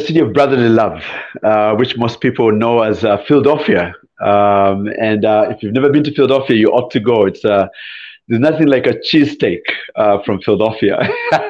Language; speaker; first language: English; non-native, local second language; Ganda